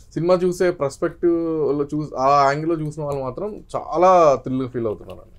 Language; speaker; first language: Telugu; native; Telugu